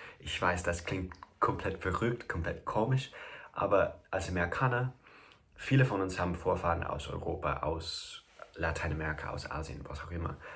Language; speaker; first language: German; non-native, fluent; English